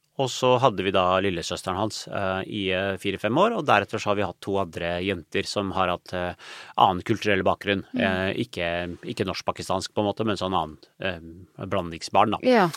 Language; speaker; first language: Norwegian; early bilingual, other home language; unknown